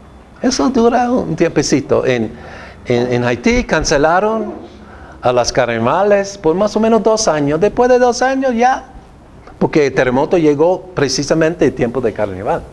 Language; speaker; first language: Spanish; non-native, fluent; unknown